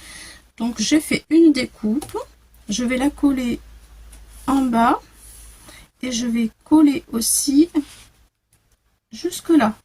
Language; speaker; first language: French; native; French